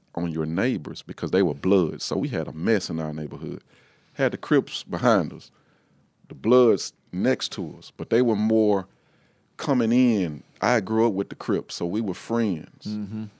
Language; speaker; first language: English; native; English